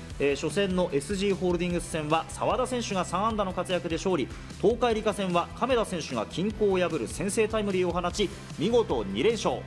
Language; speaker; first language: Japanese; native; Japanese